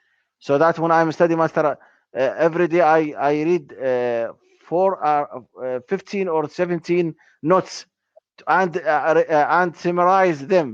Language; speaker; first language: English; non-native, learner; Arabic